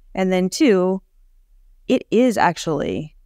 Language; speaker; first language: English; native; English